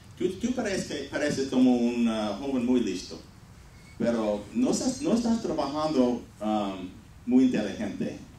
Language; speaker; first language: Spanish; non-native, fluent; English